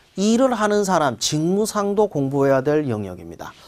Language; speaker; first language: Korean; native; Korean